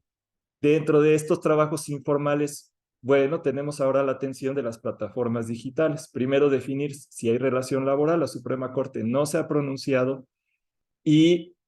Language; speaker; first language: Spanish; native; Spanish